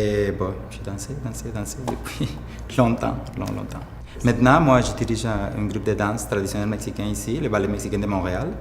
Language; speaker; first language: French; non-native, fluent; Spanish